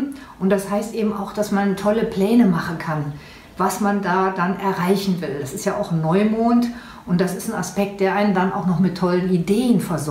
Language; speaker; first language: German; native; German